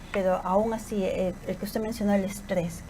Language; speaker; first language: Spanish; native; Spanish